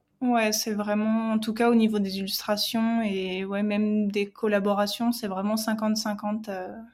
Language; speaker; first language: French; native; French